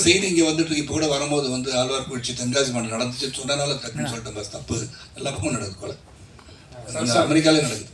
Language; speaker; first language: Tamil; native; Tamil